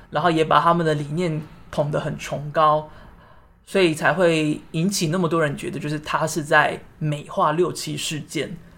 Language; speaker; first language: Chinese; native; Chinese